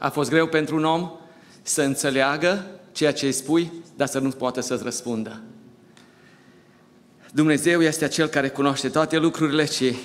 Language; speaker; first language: Romanian; native; Romanian